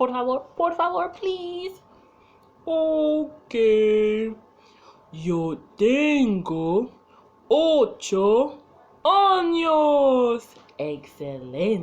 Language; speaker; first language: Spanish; non-native, fluent; English